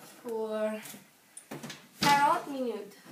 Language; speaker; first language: French; non-native, learner; English